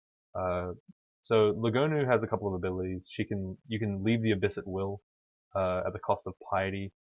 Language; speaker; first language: English; native; English